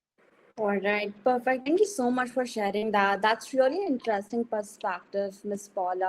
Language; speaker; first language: English; non-native, fluent; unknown